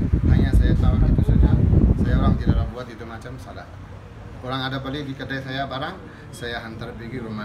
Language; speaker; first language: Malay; non-native, learner; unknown